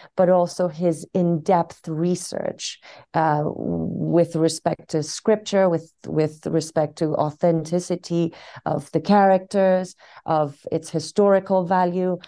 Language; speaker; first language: English; non-native, fluent; Persian